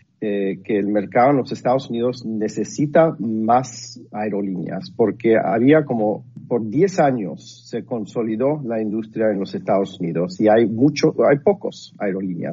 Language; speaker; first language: Spanish; non-native, fluent; English